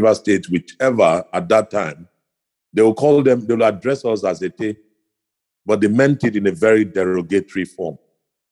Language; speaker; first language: English; non-native, local second language; Ibibio